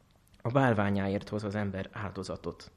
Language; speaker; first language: Hungarian; native; Hungarian